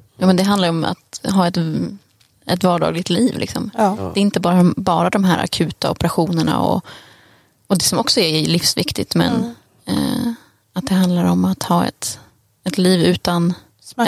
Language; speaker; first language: Swedish; native; Swedish